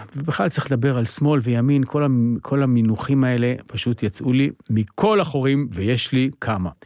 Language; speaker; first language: Hebrew; native; Hebrew